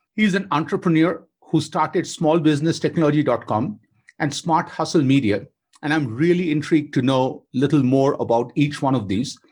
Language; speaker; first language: English; non-native, local second language; Bangla